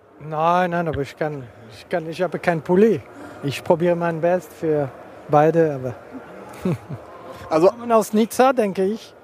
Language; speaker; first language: German; non-native, local second language; French